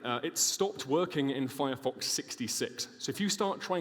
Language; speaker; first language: English; native; English